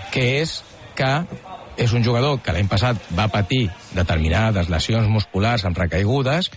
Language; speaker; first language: Catalan; native; Catalan